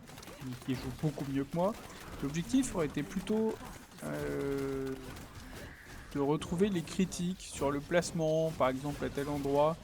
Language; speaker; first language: French; native; French